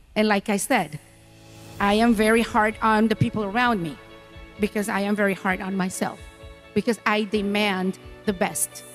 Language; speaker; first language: English; non-native, fluent; Spanish